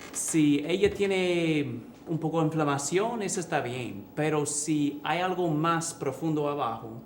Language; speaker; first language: Spanish; early bilingual, heritage; English